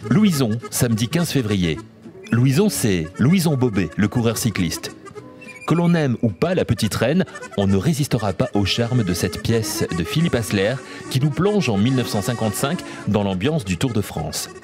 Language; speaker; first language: French; native; French